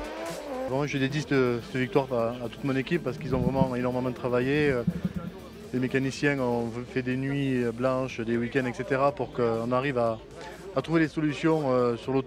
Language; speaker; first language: French; native; French